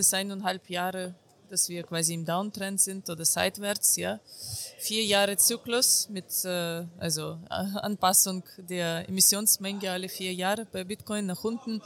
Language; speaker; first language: German; non-native, fluent; Ukrainian